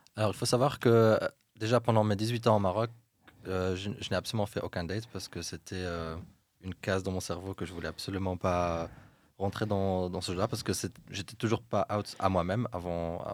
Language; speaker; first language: French; non-native, local second language; Arabic